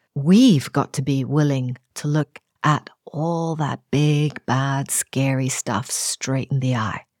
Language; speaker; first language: English; native; English